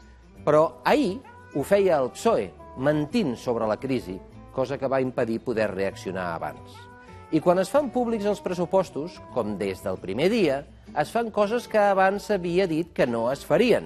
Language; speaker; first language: Catalan; native; Catalan